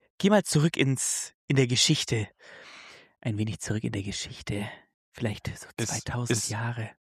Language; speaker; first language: German; native; German